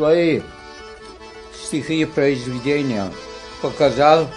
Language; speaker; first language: Russian; non-native, local second language; Chechen